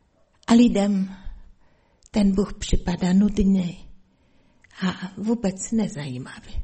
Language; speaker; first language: Czech; non-native, fluent; Polish